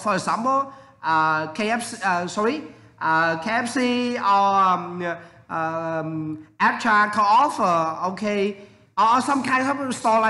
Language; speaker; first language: English; non-native, learner; Vietnamese